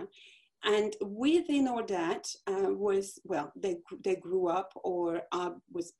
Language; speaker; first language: English; non-native, fluent; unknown